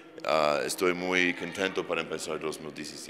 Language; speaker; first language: Spanish; non-native, fluent; English